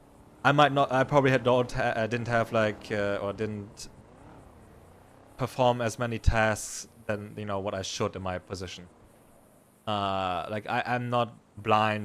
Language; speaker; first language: English; non-native, fluent; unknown